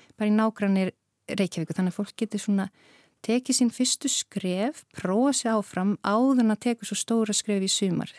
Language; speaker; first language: Icelandic; native; Icelandic